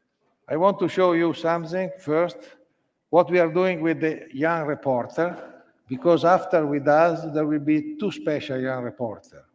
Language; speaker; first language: English; non-native, learner; Italian